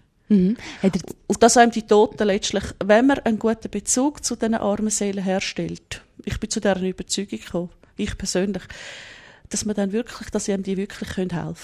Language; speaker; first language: German; native; German